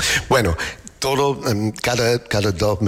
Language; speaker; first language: Spanish; non-native, learner; English